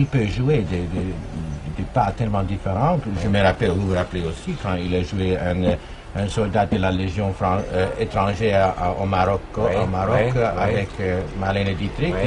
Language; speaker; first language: French; non-native, fluent; German